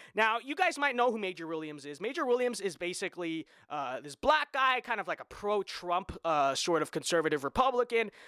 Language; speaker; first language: English; native; English